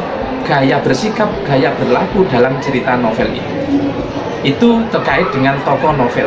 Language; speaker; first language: Indonesian; native; Indonesian